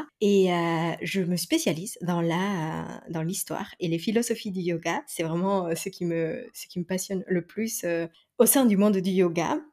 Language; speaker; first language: French; non-native, fluent; Spanish